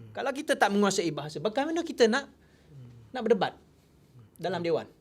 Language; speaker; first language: Malay; non-native, local second language; Chinese